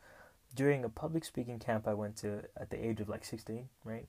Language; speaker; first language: English; non-native, local second language; Kinyarwanda